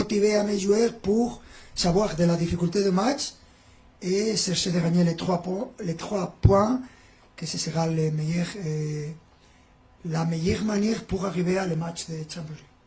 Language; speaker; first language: French; non-native, fluent; Spanish